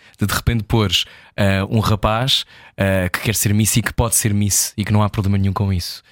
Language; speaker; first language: Portuguese; native; Portuguese